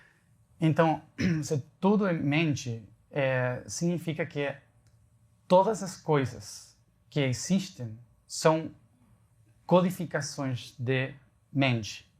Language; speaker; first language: Portuguese; non-native, fluent; Spanish